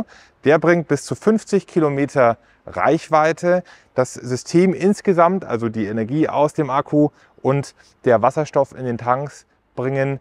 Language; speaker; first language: German; native; German